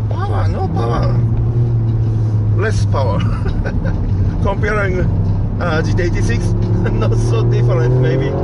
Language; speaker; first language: English; non-native, learner; Japanese